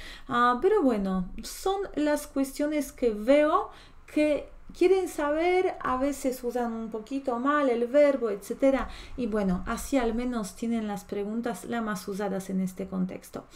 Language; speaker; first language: Spanish; non-native, fluent; Polish